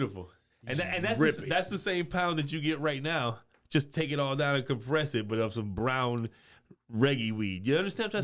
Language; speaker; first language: English; native; English